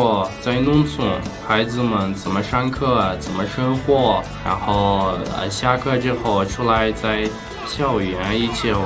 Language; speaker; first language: Chinese; non-native, fluent; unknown